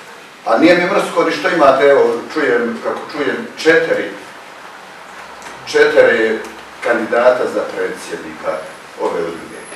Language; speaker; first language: Croatian; native; Croatian